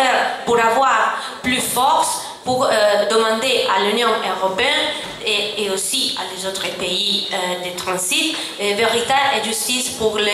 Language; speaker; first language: French; non-native, fluent; Italian